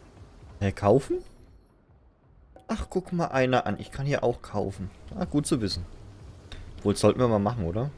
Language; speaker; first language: German; native; German